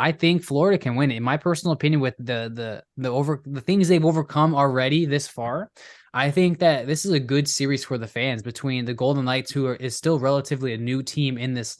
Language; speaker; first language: English; native; English